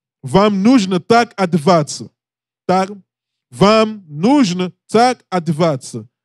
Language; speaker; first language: Russian; non-native, learner; English